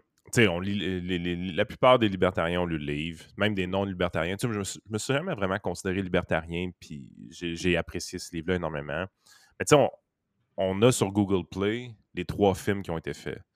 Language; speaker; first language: French; native; French